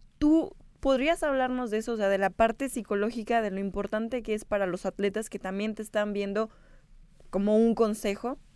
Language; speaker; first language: Spanish; native; Spanish